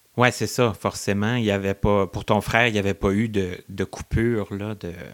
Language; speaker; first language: French; native; French